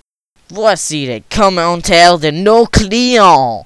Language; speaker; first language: French; non-native, learner; English